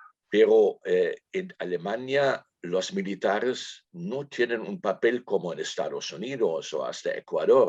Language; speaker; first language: Spanish; non-native, fluent; German